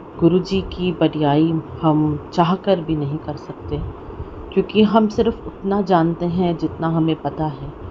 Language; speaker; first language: Hindi; non-native, local second language; Punjabi